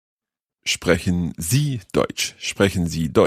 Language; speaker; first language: German; non-native, learner; English